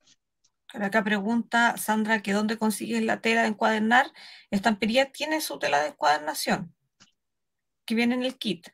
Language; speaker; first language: Spanish; native; Spanish